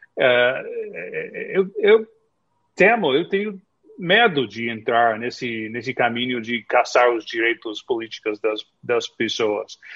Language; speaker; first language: Portuguese; non-native, fluent; English